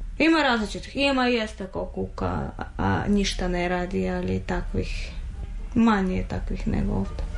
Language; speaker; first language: Serbian; non-native, fluent; Russian